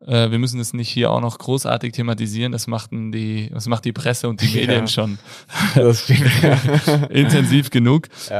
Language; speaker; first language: German; native; German